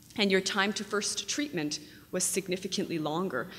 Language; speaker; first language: English; native; English